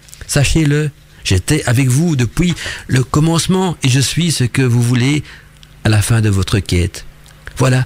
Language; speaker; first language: French; native; French